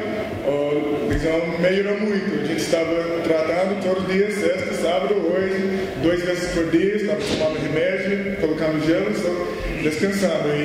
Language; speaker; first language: Portuguese; non-native, learner; English